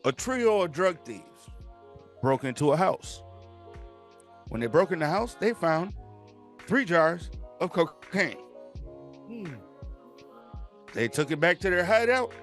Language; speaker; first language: English; native; English